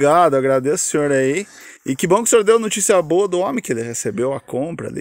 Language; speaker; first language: Portuguese; native; Portuguese